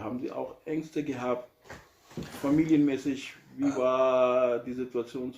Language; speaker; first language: German; non-native, learner; Urdu